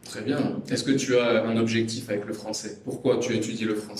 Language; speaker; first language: French; native; French